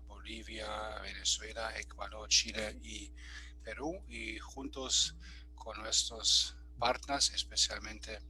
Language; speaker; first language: Spanish; non-native, fluent; German